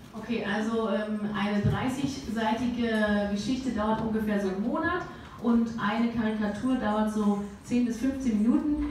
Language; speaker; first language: German; native; German